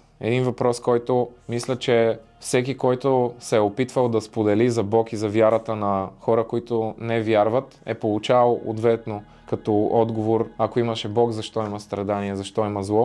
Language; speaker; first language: Bulgarian; native; Bulgarian